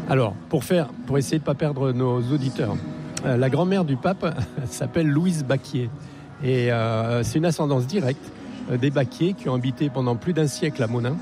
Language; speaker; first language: French; native; French